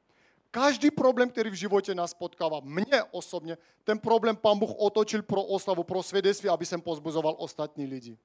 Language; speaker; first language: Czech; non-native, fluent; Armenian